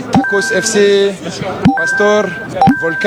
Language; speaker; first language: Spanish; non-native, learner; French